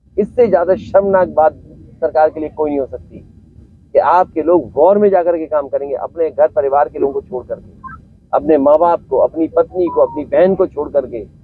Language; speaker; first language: Hindi; native; Hindi